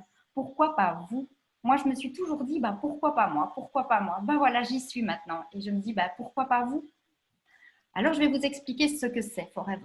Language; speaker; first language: French; native; French